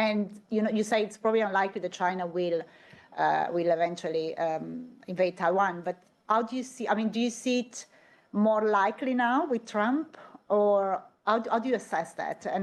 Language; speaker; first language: English; non-native, fluent; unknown